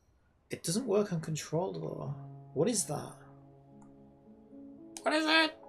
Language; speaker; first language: English; native; English